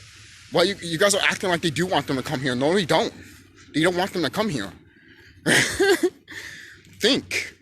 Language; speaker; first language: English; native; English